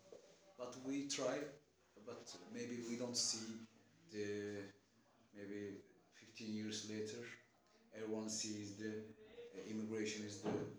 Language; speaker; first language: English; non-native, learner; Turkish